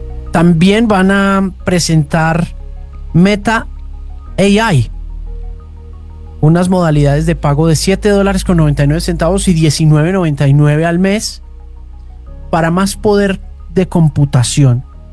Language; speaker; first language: Spanish; native; Spanish